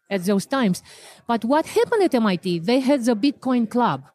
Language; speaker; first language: English; non-native, fluent; Romanian